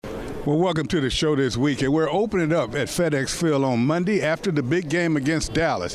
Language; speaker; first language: English; native; English